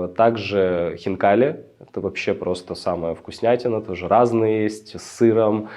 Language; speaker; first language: Russian; native; Russian